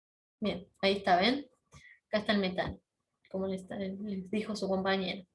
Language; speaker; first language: Spanish; native; Spanish